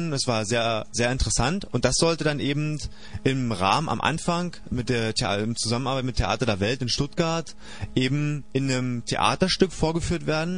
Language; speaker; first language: German; native; German